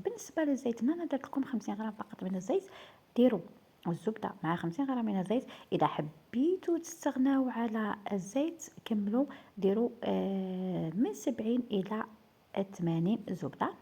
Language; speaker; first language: Arabic; native; Arabic